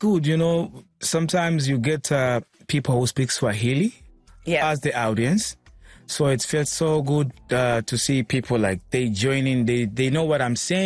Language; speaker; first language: English; non-native, local second language; Swahili